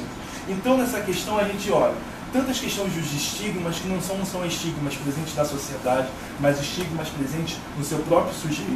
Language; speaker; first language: Portuguese; native; Portuguese